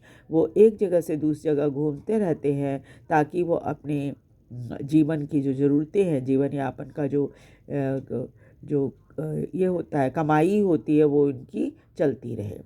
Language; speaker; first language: Hindi; native; Hindi